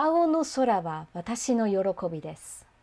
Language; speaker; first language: Japanese; non-native, fluent; English